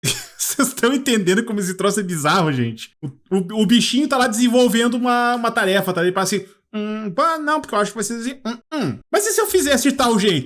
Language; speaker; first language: Portuguese; native; Portuguese